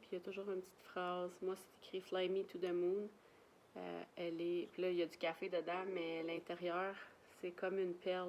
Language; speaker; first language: French; native; French